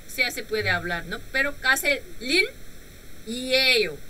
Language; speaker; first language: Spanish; non-native, learner; Korean